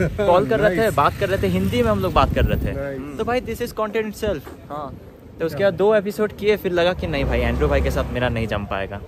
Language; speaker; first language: Hindi; native; Hindi